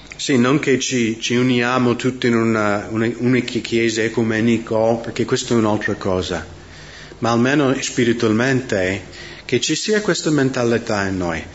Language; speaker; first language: Italian; non-native, fluent; English